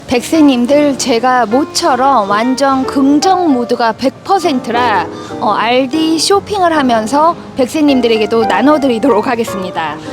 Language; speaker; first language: Korean; native; Korean